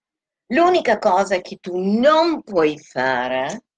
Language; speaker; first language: Italian; non-native, fluent; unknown